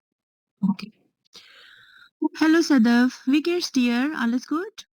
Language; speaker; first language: German; non-native, learner; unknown